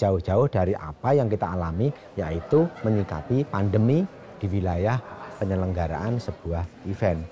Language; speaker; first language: Indonesian; native; Indonesian